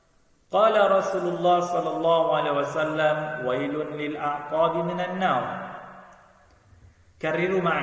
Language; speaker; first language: Arabic; non-native, fluent; Indonesian